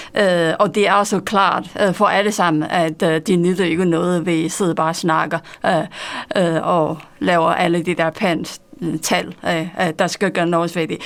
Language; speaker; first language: Danish; non-native, fluent; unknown